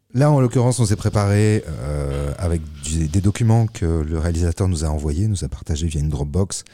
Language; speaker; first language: French; native; French